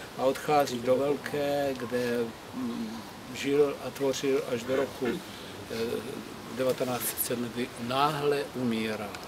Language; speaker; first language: Czech; native; Czech